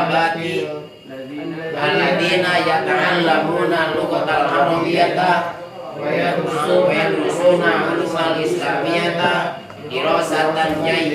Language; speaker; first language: Arabic; non-native, learner; Indonesian